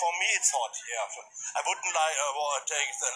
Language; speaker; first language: English; non-native, learner; German